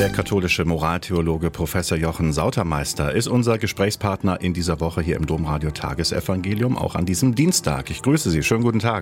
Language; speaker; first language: German; native; German